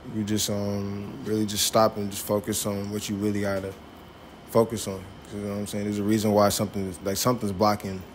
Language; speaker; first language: English; native; English